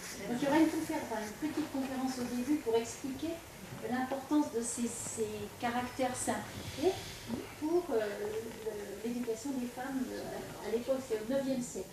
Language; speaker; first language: French; native; French